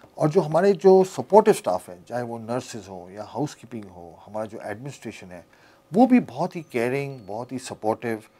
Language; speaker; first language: Hindi; native; Hindi